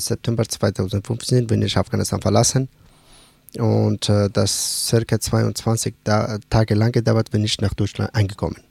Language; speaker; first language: German; non-native, learner; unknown